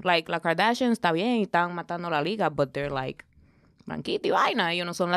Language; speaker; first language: Spanish; early bilingual, heritage; Spanish